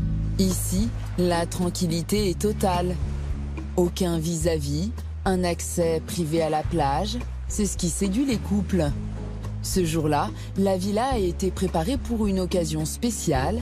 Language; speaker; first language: French; native; French